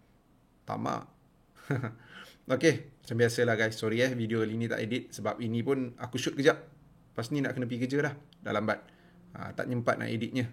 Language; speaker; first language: Malay; native; Malay